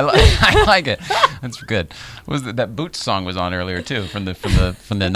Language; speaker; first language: English; native; English